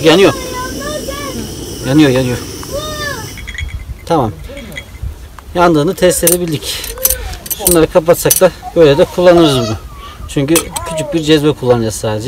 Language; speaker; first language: Turkish; native; Turkish